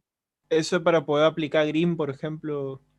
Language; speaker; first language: Spanish; native; Spanish